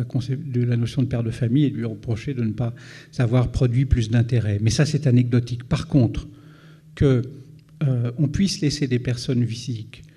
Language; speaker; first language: French; native; French